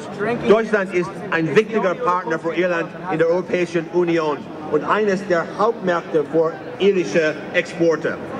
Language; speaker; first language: German; non-native, fluent; English